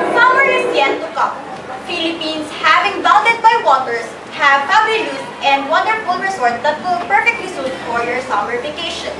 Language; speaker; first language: English; non-native, local second language; Filipino